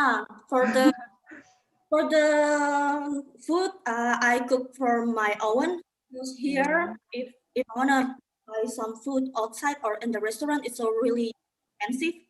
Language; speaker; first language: English; non-native, learner; Indonesian